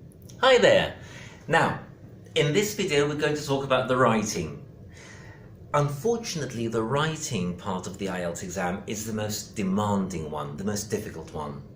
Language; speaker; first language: English; non-native, fluent; Greek